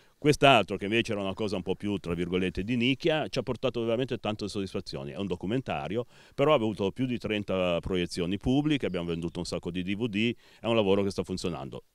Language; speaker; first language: Italian; native; Italian